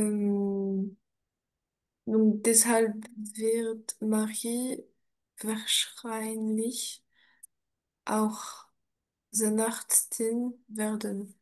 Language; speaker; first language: German; non-native, learner; French